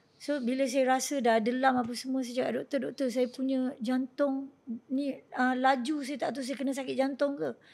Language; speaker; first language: Malay; native; Malay